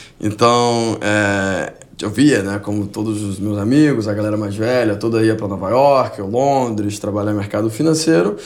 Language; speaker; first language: Portuguese; non-native, fluent; Spanish